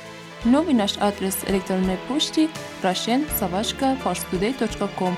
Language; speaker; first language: Russian; non-native, fluent; Persian